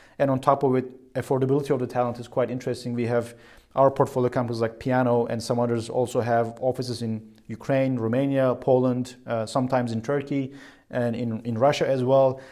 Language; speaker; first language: English; non-native, fluent; Turkish